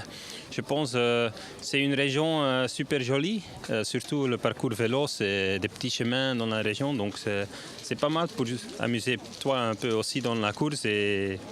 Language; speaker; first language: French; non-native, learner; Dutch